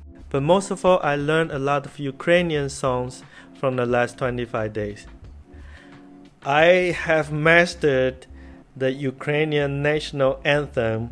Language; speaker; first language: English; non-native, fluent; Chinese